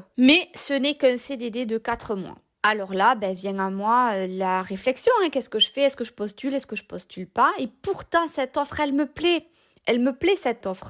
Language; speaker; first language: French; native; French